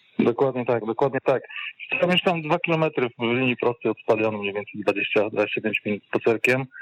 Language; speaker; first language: Polish; native; Polish